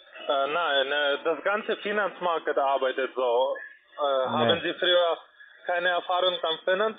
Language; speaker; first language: German; non-native, learner; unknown